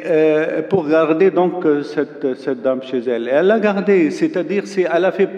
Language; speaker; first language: French; non-native, local second language; Arabic